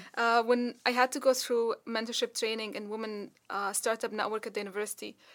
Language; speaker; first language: English; non-native, fluent; Arabic